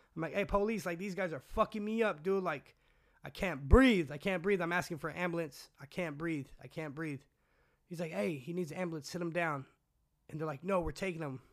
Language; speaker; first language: English; native; English